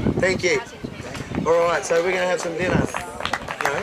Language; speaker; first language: English; native; English